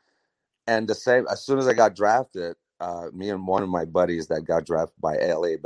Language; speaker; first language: English; non-native, fluent; French